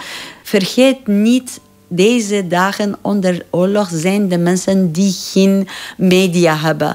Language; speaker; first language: Dutch; non-native, fluent; Persian